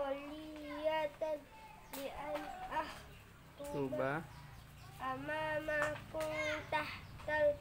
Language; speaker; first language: Arabic; non-native, learner; Indonesian